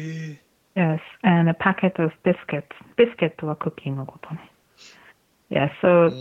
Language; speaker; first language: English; non-native, fluent; Japanese